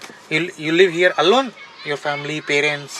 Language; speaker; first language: English; non-native, local second language; Hindi